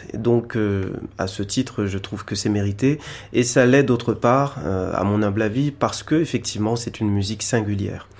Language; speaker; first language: French; native; French